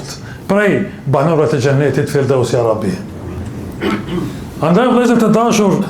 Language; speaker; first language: Albanian; native; Albanian